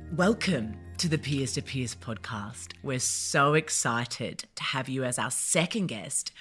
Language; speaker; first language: English; early bilingual, other home language; Yoruba